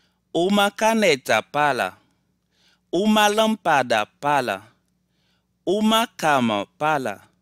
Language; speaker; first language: Portuguese; non-native, learner; Haitian Creole